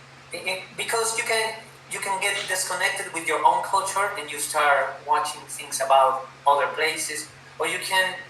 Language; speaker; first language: English; non-native, fluent; Spanish